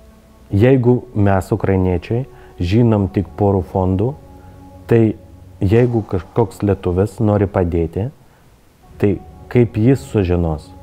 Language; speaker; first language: Lithuanian; non-native, learner; Ukrainian